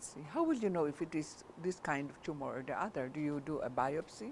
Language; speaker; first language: English; non-native, local second language; Filipino